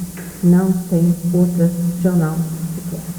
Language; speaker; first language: Portuguese; non-native, fluent; English